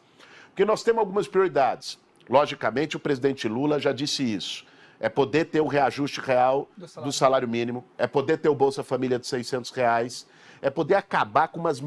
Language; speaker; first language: Portuguese; native; Portuguese